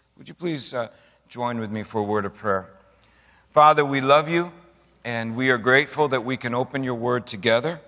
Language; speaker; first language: English; native; English